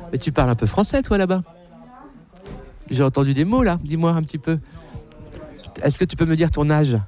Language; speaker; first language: French; native; French